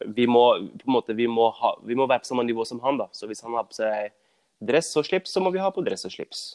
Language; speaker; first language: Norwegian; early bilingual, other home language; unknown